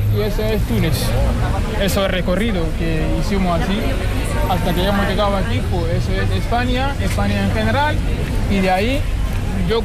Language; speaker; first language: Spanish; non-native, learner; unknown